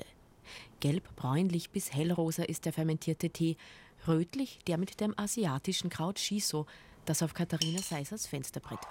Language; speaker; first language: German; native; German